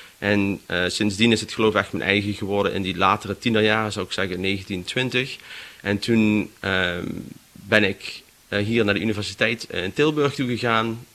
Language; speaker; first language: Dutch; native; Dutch